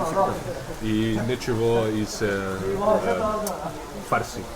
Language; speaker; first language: Russian; non-native, learner; Dutch